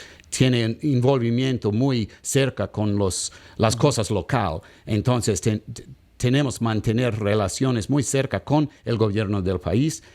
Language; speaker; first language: Spanish; non-native, learner; English